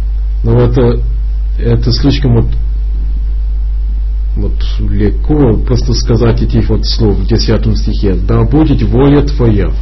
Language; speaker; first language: Russian; non-native, fluent; English